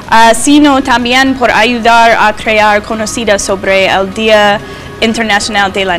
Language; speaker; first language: Spanish; non-native, learner; English